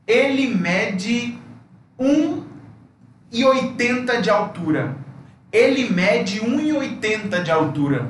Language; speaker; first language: Portuguese; non-native, fluent; Spanish